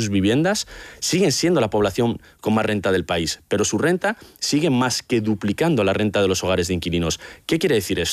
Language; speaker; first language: Spanish; native; Spanish